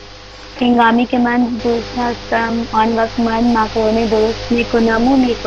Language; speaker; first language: Persian; non-native, learner; Urdu